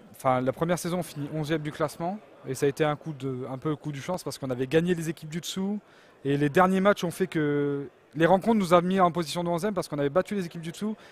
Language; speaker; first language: French; native; French